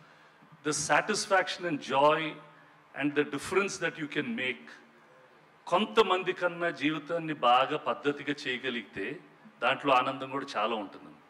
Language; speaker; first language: Telugu; native; Telugu